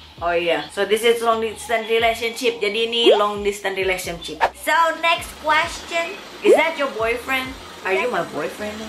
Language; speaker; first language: English; non-native, fluent; Indonesian